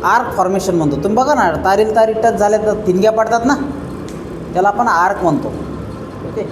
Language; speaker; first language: Marathi; native; Marathi